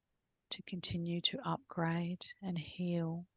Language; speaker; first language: English; native; English